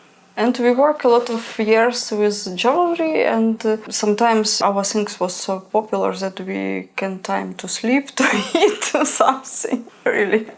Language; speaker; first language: English; non-native, learner; Ukrainian